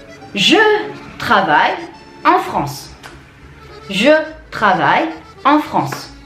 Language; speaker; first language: French; non-native, fluent; Indonesian